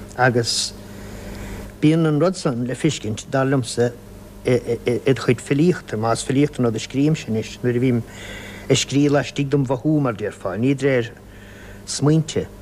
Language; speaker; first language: Irish; native; Irish